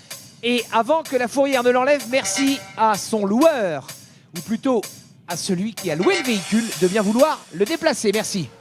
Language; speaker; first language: French; native; French